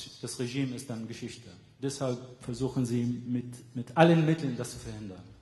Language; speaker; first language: German; non-native, fluent; Arabic